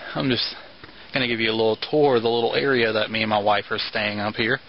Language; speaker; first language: English; native; English